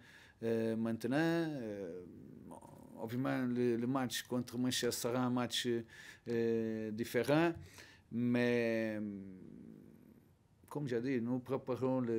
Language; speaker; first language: French; non-native, learner; Portuguese